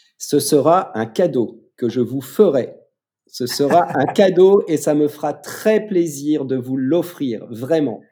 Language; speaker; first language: French; native; French